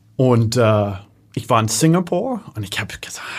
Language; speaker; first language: German; non-native, fluent; English